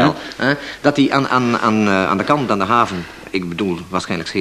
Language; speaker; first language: Dutch; native; Dutch